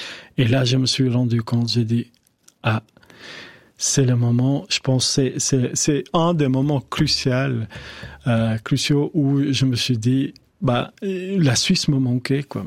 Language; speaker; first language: French; non-native, fluent; Albanian